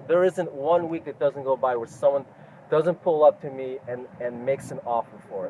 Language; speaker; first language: English; native; English